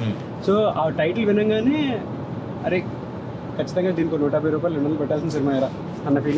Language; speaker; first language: Telugu; native; Telugu